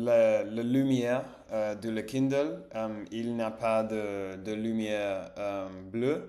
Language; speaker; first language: French; non-native, fluent; Spanish